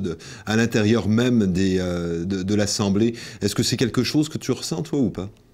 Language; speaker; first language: French; native; French